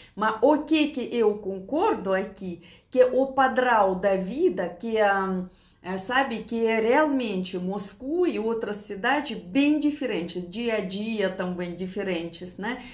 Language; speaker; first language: Portuguese; non-native, learner; Russian